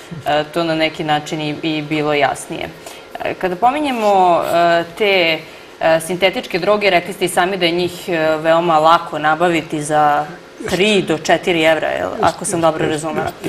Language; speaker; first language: Serbian; native; Serbian